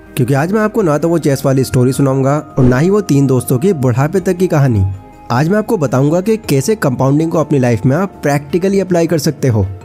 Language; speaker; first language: Hindi; native; Hindi